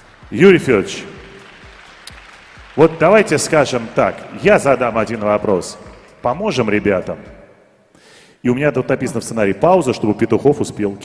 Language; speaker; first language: Russian; native; Russian